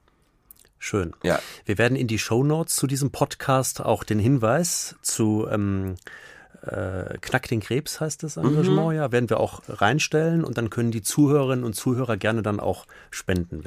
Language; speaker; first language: German; native; German